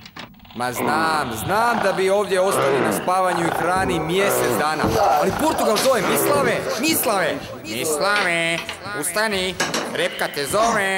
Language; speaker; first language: Serbian; native; Serbian